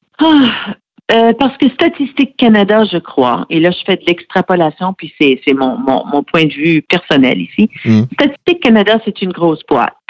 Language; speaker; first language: French; native; French